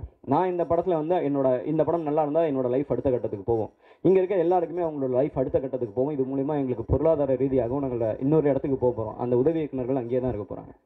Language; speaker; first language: Tamil; native; Tamil